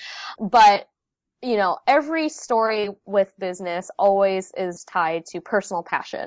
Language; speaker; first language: English; early bilingual, other home language; Vietnamese